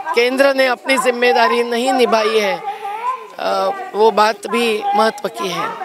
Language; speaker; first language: Hindi; non-native, local second language; Marathi